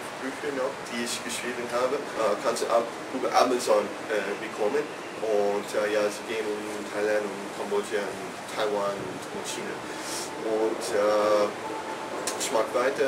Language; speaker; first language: German; non-native, fluent; English